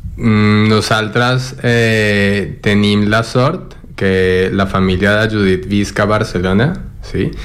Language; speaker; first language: Catalan; non-native, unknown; Spanish